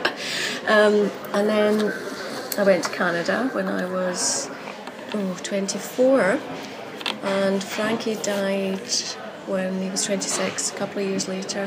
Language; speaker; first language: English; native; English